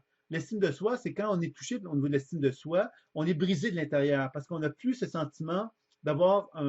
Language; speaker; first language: French; native; French